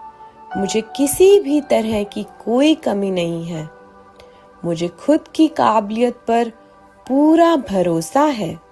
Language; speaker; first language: Hindi; native; Hindi